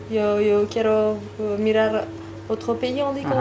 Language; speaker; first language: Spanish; non-native, learner; French